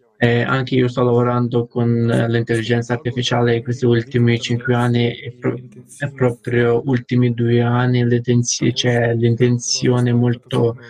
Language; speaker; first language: Italian; non-native, learner; Russian